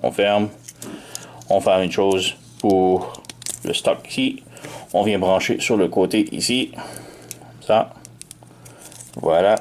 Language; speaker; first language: French; native; French